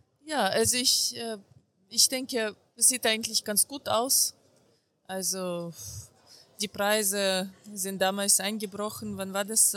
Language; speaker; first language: German; non-native, fluent; Ukrainian